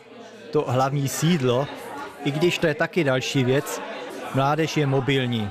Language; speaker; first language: Czech; early bilingual, heritage; Czech